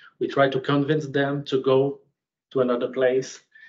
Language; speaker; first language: English; non-native, fluent; French